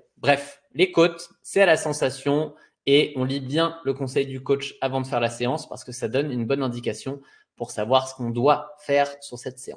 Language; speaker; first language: French; native; French